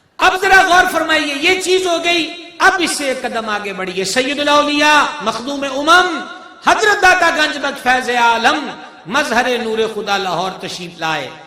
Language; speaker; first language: Urdu; non-native, local second language; Punjabi